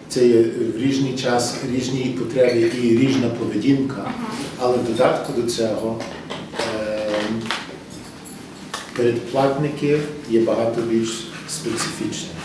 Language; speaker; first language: Ukrainian; early bilingual, heritage; English